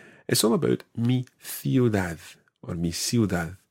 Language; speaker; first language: Spanish; non-native, fluent; English